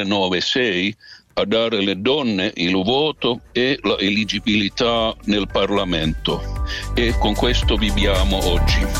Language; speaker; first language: Italian; non-native, fluent; Finnish